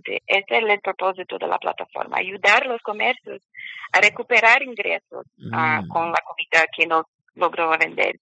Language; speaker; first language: Spanish; non-native, learner; Portuguese